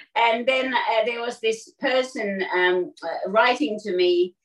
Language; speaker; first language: English; non-native, fluent; Finnish